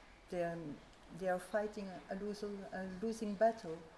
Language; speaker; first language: English; non-native, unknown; French